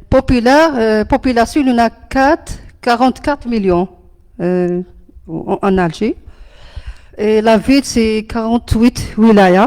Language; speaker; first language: French; non-native, learner; Arabic